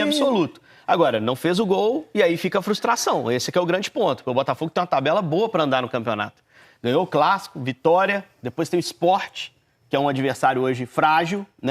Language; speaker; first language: Portuguese; native; Portuguese